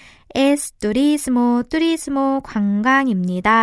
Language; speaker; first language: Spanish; non-native, fluent; Korean